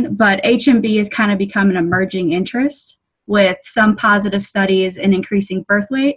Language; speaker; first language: English; native; English